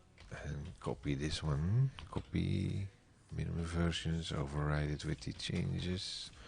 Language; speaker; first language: English; non-native, fluent; Dutch